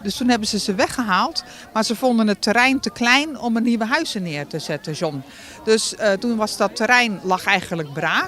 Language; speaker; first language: Dutch; native; Dutch